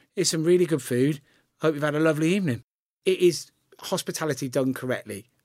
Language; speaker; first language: English; native; English